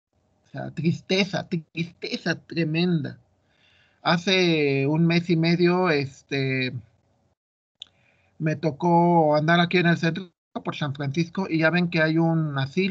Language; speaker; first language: Spanish; native; Spanish